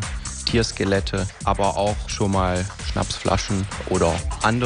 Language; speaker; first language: German; native; German